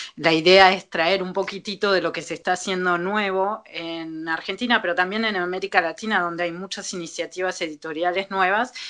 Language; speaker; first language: Spanish; native; Spanish